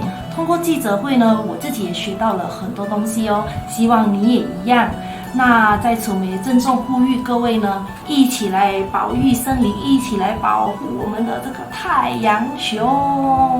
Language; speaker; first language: Chinese; native; Chinese